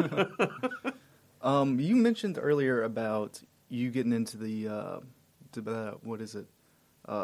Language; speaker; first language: English; native; English